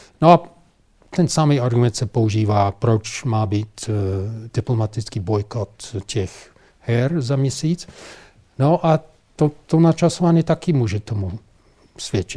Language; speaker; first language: Czech; non-native, fluent; English